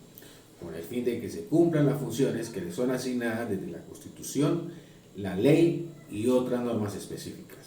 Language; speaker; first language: Spanish; native; Spanish